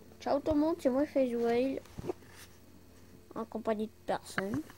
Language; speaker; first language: French; non-native, local second language; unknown